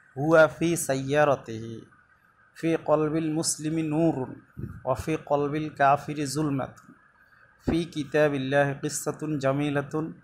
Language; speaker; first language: Arabic; non-native, fluent; Bangla